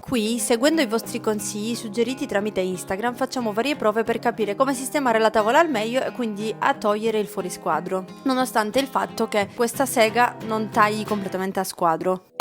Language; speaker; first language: Italian; native; Italian